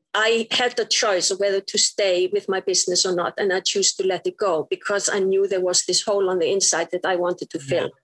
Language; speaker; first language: English; non-native, fluent; Icelandic